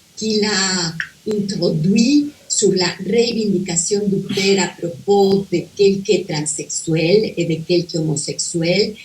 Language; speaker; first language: French; non-native, fluent; Spanish